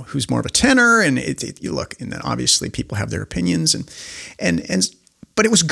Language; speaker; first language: English; native; English